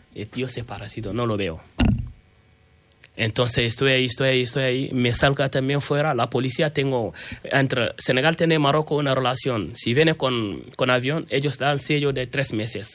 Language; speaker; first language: Spanish; non-native, learner; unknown